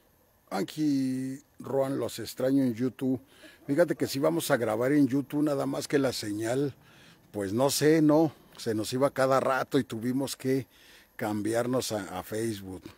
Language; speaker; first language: Spanish; native; Spanish